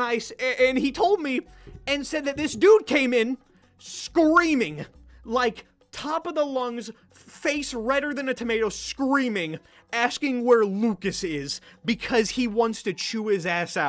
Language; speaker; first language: English; native; English